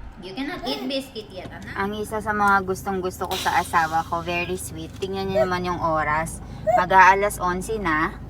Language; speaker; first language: Filipino; non-native, local second language; Cebuano